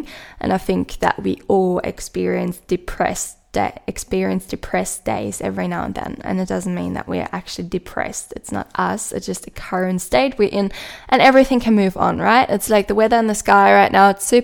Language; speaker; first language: English; non-native, fluent; German